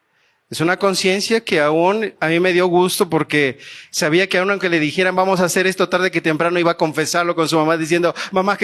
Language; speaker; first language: Spanish; native; Spanish